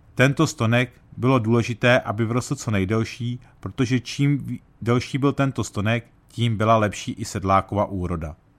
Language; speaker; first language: Czech; early bilingual, heritage; Czech